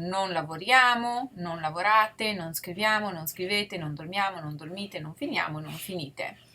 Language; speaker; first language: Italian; non-native, fluent; English